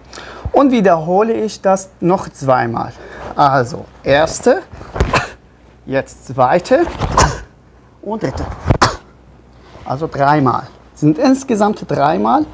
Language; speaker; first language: German; non-native, fluent; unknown